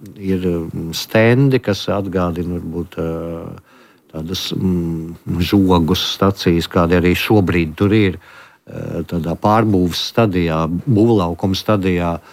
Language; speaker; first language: Latvian; native; Latvian